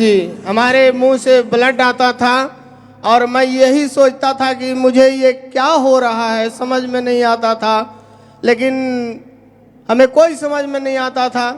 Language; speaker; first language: Hindi; non-native, local second language; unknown